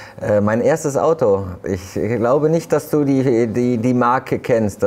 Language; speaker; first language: German; native; German